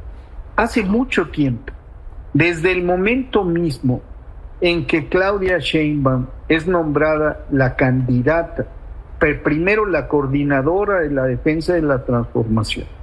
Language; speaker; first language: Spanish; native; Spanish